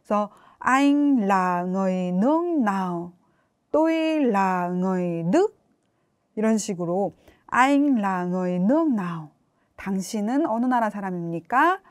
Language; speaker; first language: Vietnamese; non-native, fluent; Korean